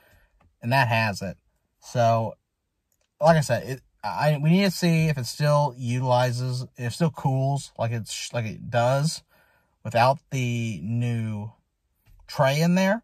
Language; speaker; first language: English; native; English